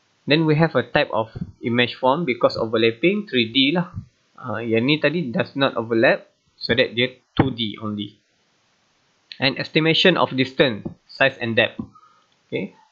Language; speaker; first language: English; non-native, local second language; Malay